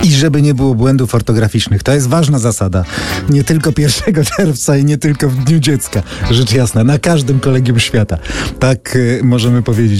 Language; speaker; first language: Polish; native; Polish